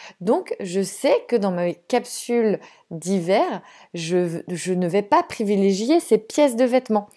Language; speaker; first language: French; native; French